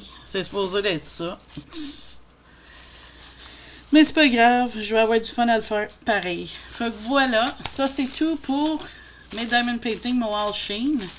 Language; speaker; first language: French; native; French